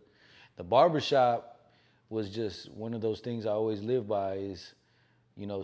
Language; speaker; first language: English; native; English